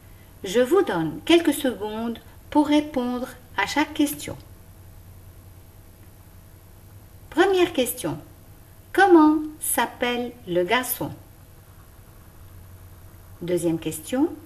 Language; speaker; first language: French; non-native, local second language; Arabic